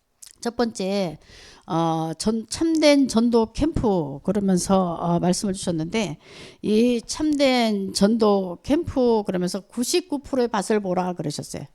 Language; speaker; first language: Korean; native; Korean